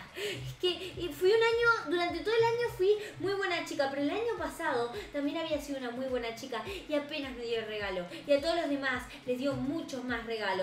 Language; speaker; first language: Spanish; native; Spanish